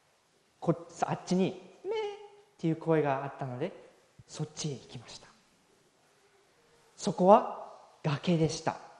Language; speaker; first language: Japanese; non-native, fluent; English